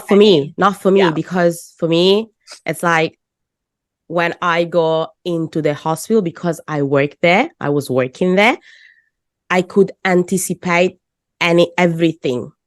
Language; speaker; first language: English; non-native, fluent; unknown